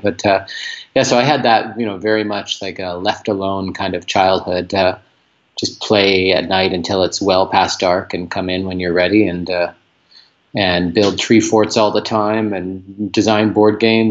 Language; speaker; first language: English; native; English